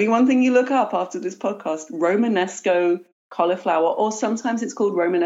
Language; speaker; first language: English; native; English